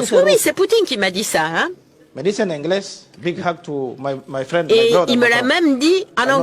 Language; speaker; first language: French; non-native, local second language; Portuguese